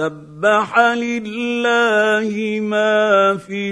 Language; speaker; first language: Arabic; native; Arabic